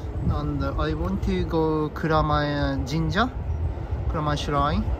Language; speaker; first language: English; non-native, learner; Japanese